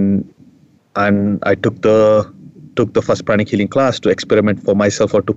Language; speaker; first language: English; non-native, local second language; Kannada